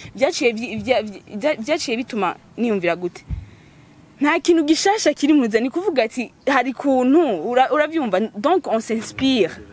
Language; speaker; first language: Rundi; early bilingual, heritage; Rundi